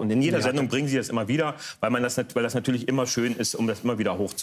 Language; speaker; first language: German; native; German